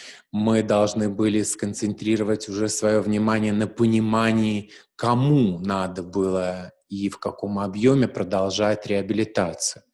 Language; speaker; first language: Russian; native; Russian